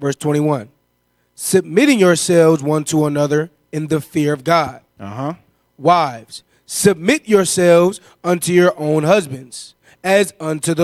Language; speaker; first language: English; native; English